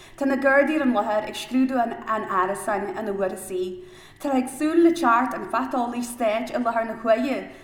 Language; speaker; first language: Irish; native; Irish